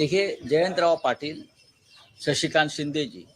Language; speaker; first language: Hindi; non-native, local second language; Marathi